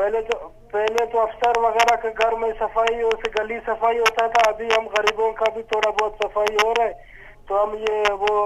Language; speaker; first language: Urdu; non-native, local second language; Pashto